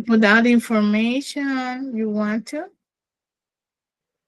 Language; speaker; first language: English; non-native, learner; Spanish